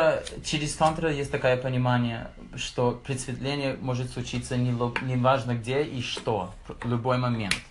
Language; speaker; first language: Russian; non-native, learner; English